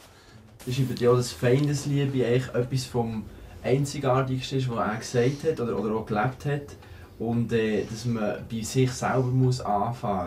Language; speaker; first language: German; native; German